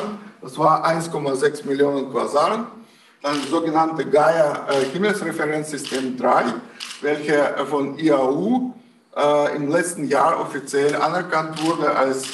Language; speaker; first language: German; non-native, fluent; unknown